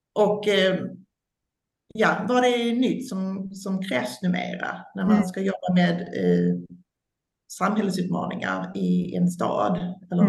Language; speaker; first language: Swedish; non-native, fluent; English